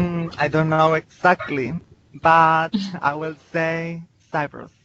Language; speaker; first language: English; non-native, learner; Spanish